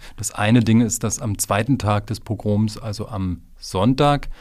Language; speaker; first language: German; native; German